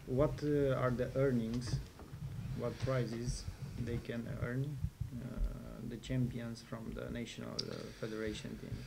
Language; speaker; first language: English; non-native, fluent; Romanian